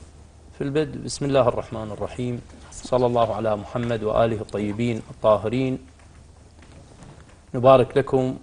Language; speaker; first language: Arabic; native; Arabic